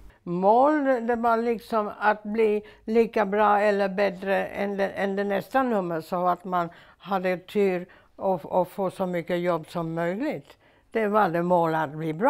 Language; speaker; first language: Swedish; non-native, fluent; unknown